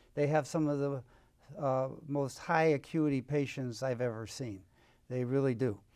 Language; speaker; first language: English; native; English